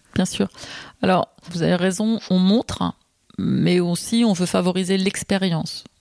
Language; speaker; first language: French; native; French